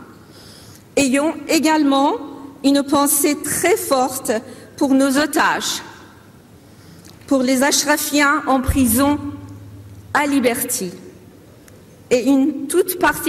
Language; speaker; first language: French; non-native, fluent; Persian